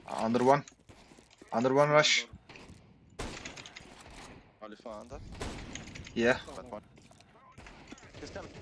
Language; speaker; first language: English; non-native, learner; Turkish